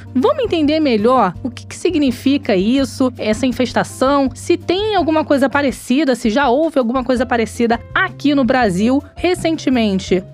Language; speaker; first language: Portuguese; native; Portuguese